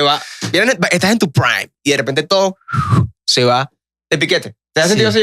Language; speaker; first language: Spanish; native; Spanish